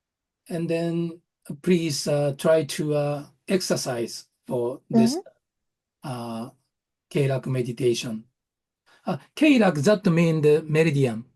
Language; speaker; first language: English; non-native, learner; Japanese